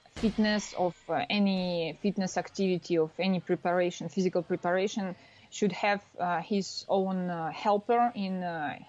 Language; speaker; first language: English; non-native, learner; Russian